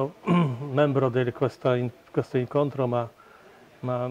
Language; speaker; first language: Italian; non-native, fluent; Polish